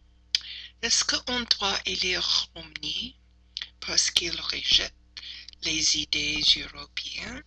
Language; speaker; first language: French; non-native, learner; English